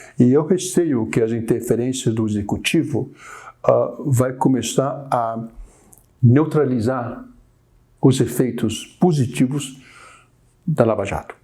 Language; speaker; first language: Portuguese; early bilingual, other home language; Chinese